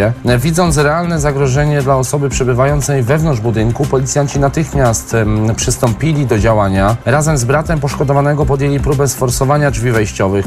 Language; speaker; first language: Polish; native; Polish